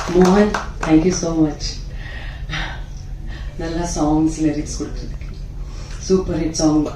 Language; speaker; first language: Tamil; non-native, fluent; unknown